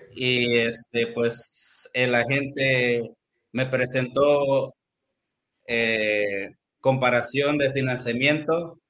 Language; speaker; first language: Spanish; native; Spanish